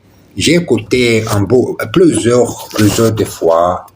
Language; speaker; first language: French; non-native, learner; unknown